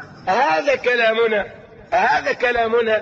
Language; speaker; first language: Arabic; native; Arabic